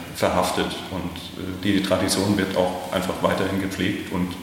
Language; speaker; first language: German; native; German